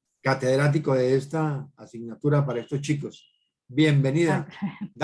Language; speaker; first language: Spanish; native; Spanish